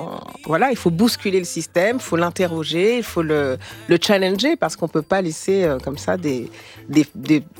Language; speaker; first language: French; early bilingual, other home language; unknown